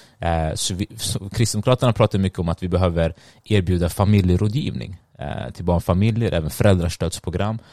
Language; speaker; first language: Swedish; early bilingual, other home language; Tigrinya